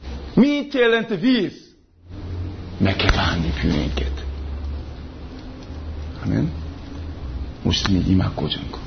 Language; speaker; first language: Hungarian; non-native, learner; Korean